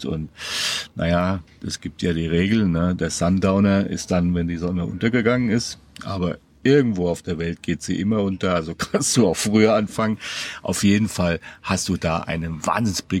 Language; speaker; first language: German; native; German